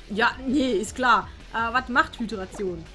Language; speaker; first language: German; native; German